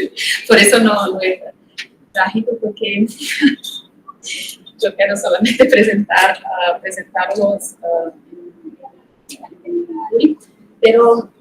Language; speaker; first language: Spanish; non-native, fluent; Portuguese